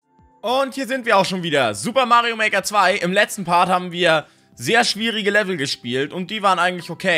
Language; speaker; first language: German; native; German